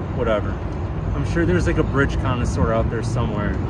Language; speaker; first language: English; native; English